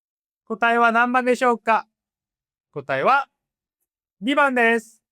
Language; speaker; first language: Japanese; non-native, fluent; Korean